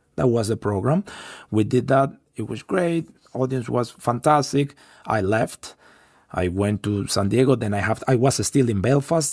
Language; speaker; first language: English; non-native, fluent; Spanish